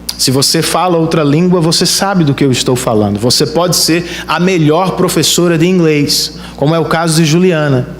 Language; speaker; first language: Portuguese; native; Portuguese